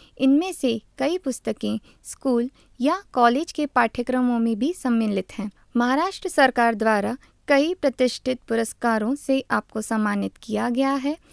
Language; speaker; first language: Hindi; native; Hindi